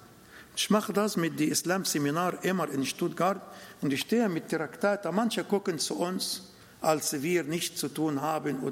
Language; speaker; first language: German; non-native, learner; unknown